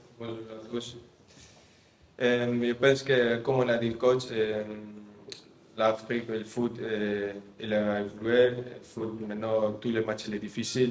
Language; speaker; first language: French; non-native, learner; Spanish